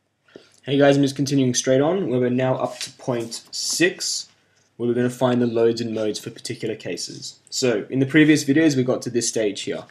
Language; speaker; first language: English; native; English